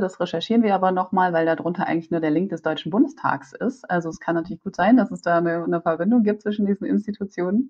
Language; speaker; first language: German; native; German